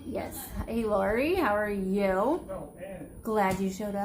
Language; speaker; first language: English; native; English